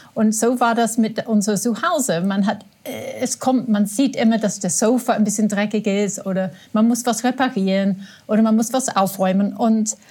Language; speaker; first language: German; non-native, fluent; English